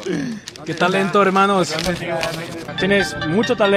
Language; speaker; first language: Spanish; non-native, learner; French